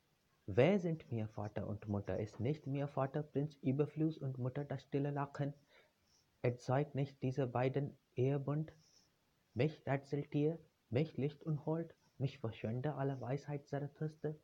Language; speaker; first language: German; non-native, fluent; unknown